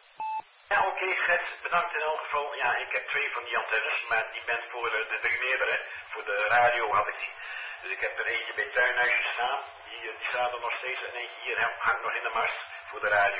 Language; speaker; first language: Dutch; native; Dutch